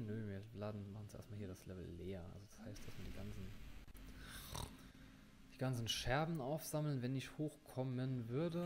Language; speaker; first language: German; native; German